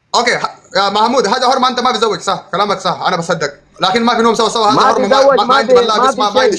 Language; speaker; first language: Arabic; non-native, learner; Oromo